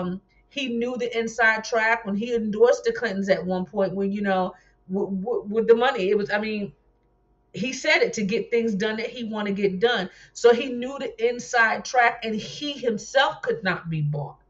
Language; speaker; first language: English; native; English